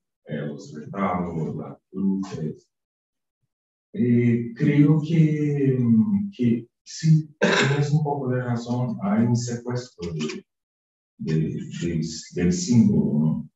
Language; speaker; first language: Spanish; non-native, fluent; Portuguese